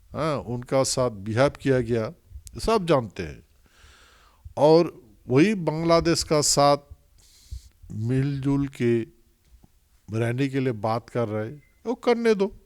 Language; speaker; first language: Hindi; non-native, local second language; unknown